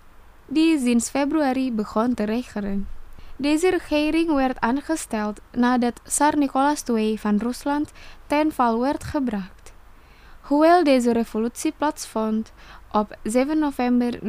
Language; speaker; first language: Dutch; non-native, fluent; Indonesian